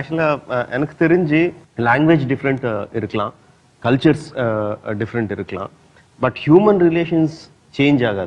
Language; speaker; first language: Tamil; non-native, fluent; Telugu